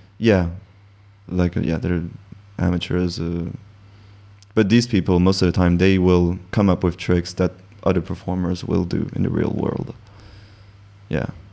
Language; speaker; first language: English; non-native, fluent; French